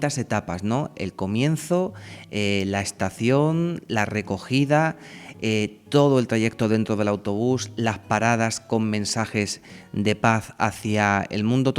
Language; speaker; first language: Spanish; native; Spanish